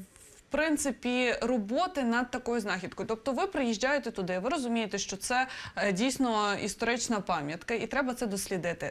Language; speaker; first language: Ukrainian; native; Ukrainian